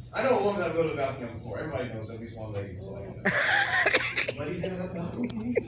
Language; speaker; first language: English; native; English